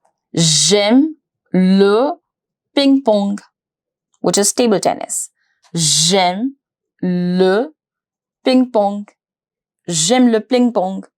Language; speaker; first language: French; non-native, fluent; Hindi